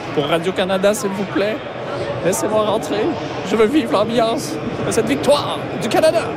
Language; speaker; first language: French; native; French